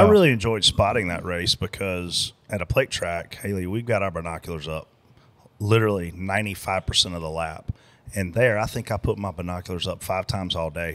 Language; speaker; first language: English; native; English